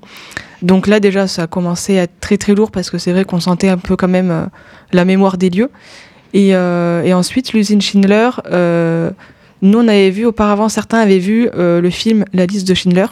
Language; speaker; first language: French; native; French